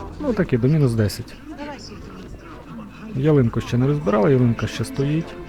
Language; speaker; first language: Ukrainian; native; Ukrainian